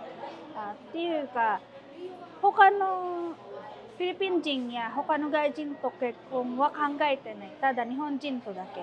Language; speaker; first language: Japanese; non-native, fluent; Filipino